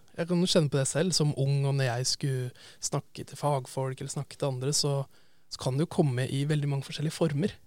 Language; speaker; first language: Norwegian; native; Norwegian